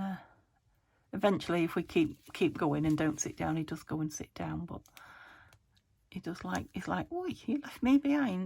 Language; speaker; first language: English; native; English